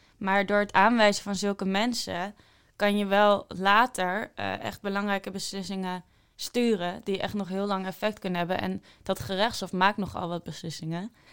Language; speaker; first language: Dutch; native; Dutch